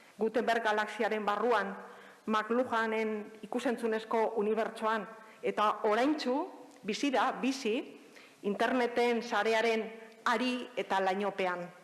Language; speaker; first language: Basque; native; Basque